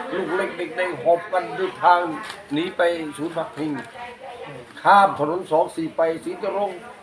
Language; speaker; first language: Thai; non-native, local second language; Northern Khmer